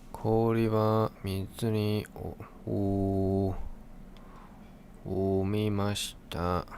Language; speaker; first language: Japanese; non-native, learner; English